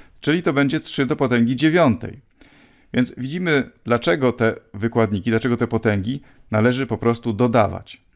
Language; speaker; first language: Polish; native; Polish